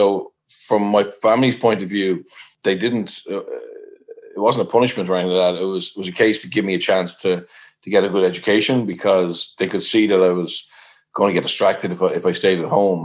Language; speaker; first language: English; native; English